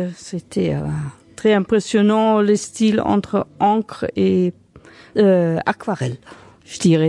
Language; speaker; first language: French; non-native, fluent; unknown